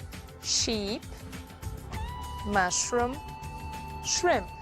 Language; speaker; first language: English; non-native, fluent; Portuguese